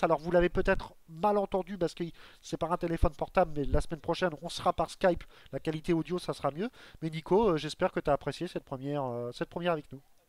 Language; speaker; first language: French; native; French